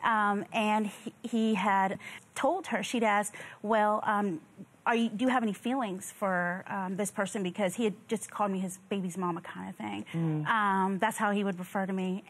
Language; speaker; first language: English; native; English